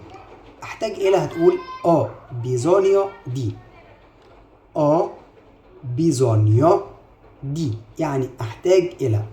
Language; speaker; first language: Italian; non-native, fluent; Arabic